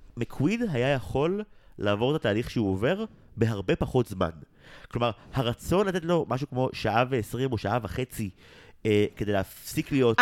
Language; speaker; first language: Hebrew; native; Hebrew